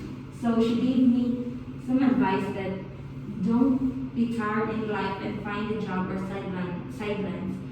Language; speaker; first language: English; non-native, learner; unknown